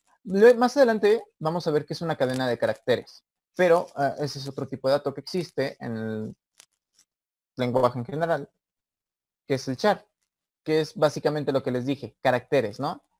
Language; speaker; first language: Spanish; native; Spanish